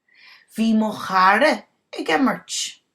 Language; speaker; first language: Irish; non-native, local second language; English